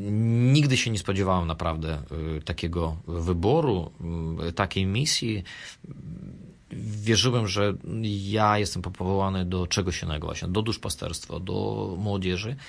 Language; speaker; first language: Polish; non-native, fluent; Russian